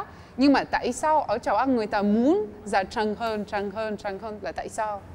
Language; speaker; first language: Vietnamese; non-native, fluent; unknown